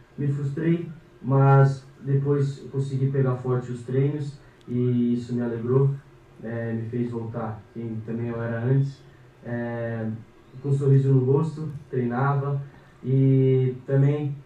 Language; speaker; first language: Portuguese; native; Portuguese